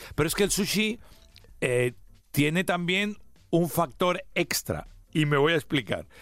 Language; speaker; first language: Spanish; early bilingual, heritage; Spanish